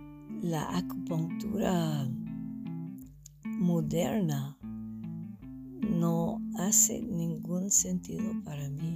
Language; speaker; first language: Spanish; non-native, fluent; English